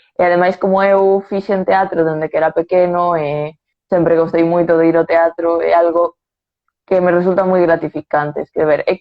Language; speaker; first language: Galician; non-native, local second language; Spanish